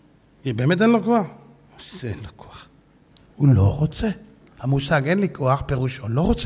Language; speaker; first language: Hebrew; native; Hebrew